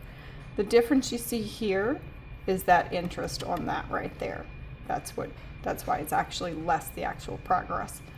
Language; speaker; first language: English; native; English